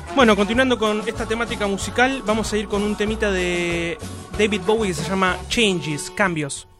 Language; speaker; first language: Spanish; native; Spanish